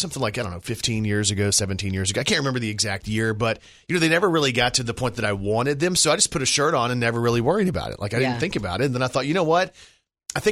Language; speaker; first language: English; native; English